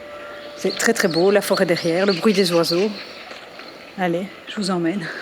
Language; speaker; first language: French; native; French